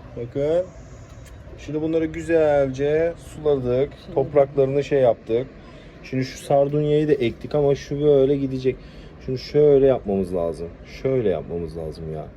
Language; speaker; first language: Turkish; early bilingual, heritage; Turkish